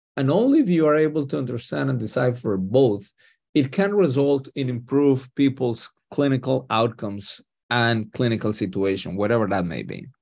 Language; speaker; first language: English; non-native, fluent; Spanish